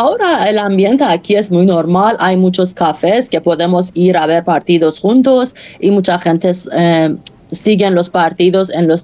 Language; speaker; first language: Spanish; non-native, fluent; Persian